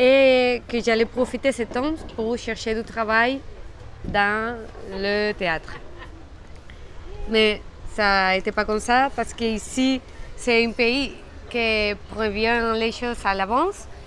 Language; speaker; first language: French; non-native, fluent; Spanish